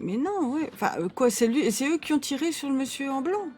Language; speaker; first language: French; native; French